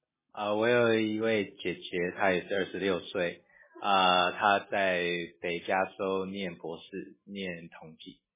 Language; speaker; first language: Chinese; early bilingual, heritage; English